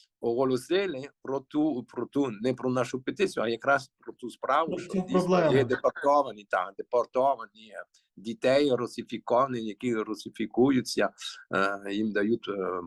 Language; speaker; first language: Ukrainian; early bilingual, heritage; Ukrainian